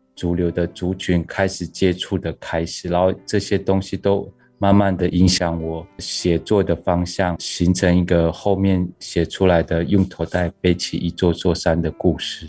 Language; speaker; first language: Chinese; non-native, local second language; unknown